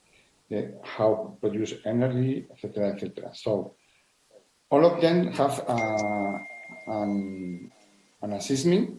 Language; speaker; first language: English; non-native, learner; Spanish